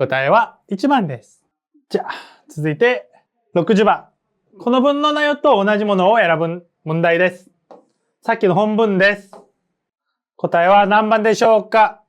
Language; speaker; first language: Japanese; non-native, fluent; Korean